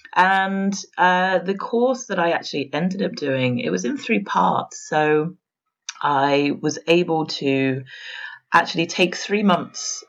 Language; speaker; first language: English; native; English